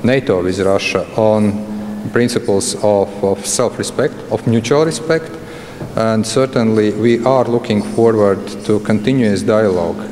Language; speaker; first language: English; non-native, fluent; Latvian